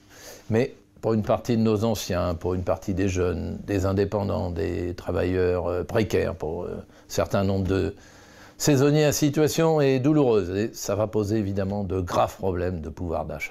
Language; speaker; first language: French; native; French